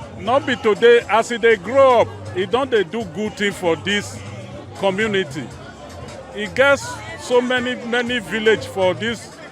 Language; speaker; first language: Nigerian Pidgin; non-native, local second language; Esan